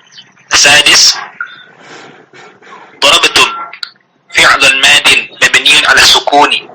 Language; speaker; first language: Arabic; non-native, learner; Indonesian